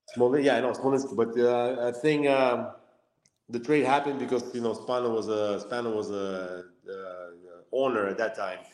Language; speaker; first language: English; non-native, fluent; Lithuanian